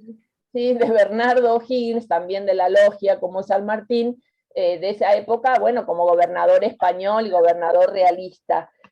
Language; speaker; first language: Spanish; native; Spanish